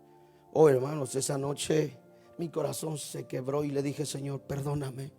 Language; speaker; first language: Spanish; native; Spanish